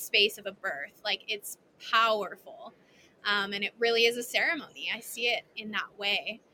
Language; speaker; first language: English; native; English